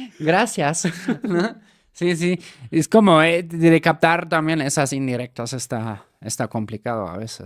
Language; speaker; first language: Spanish; native; Spanish